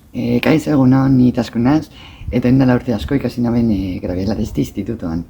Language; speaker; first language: Basque; native; Basque